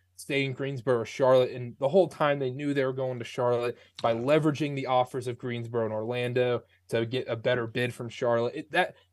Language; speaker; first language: English; native; English